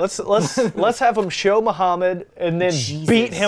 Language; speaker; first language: English; native; English